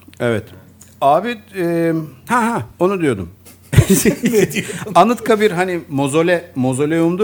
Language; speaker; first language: Turkish; native; Turkish